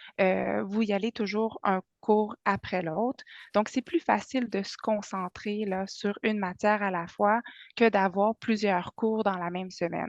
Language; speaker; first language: French; native; French